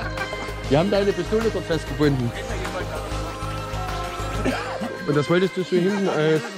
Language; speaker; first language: German; native; German